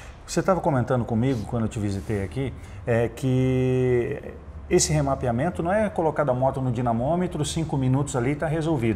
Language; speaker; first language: Portuguese; native; Portuguese